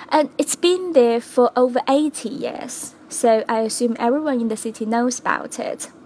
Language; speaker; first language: English; non-native, fluent; Chinese